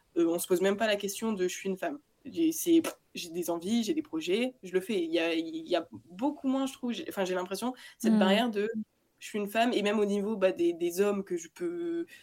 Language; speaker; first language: French; native; French